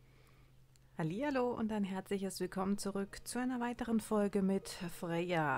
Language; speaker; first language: German; native; German